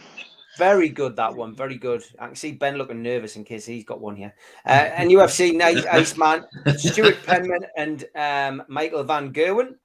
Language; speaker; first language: English; native; English